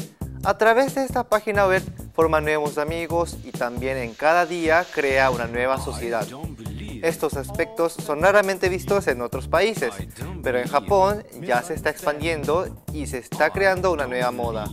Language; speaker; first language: Spanish; non-native, fluent; Korean